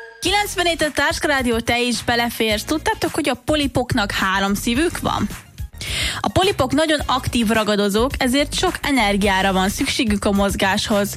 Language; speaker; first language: Hungarian; native; Hungarian